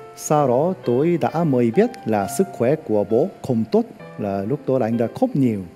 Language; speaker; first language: Vietnamese; non-native, learner; Korean